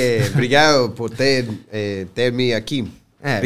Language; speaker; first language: Portuguese; non-native, learner; English